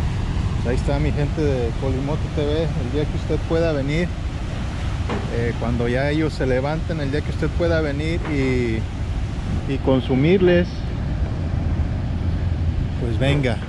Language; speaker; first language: Spanish; native; Spanish